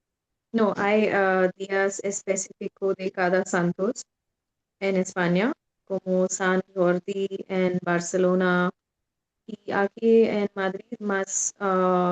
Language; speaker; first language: Spanish; non-native, fluent; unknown